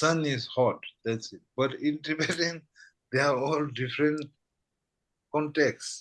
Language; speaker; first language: English; non-native, fluent; Tibetan